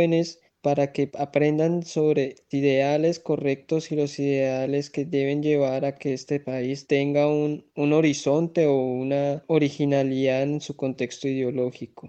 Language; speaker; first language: Spanish; native; Spanish